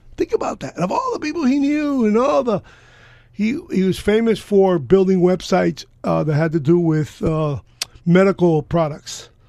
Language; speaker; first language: English; early bilingual, other home language; Spanish